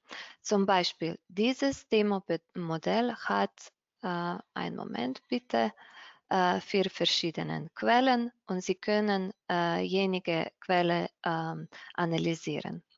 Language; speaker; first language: German; non-native, fluent; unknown